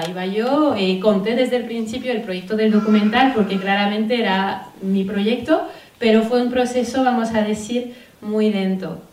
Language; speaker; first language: Spanish; non-native, fluent; French